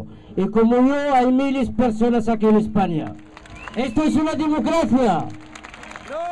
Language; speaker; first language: Spanish; non-native, fluent; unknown